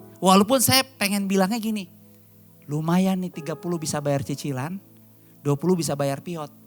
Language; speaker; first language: Indonesian; native; Indonesian